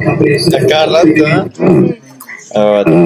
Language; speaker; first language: Spanish; native; Spanish